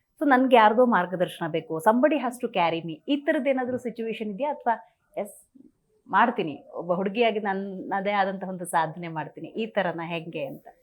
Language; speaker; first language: Kannada; native; Kannada